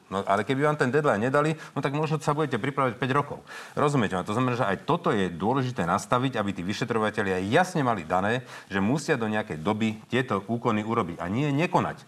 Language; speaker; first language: Slovak; native; Slovak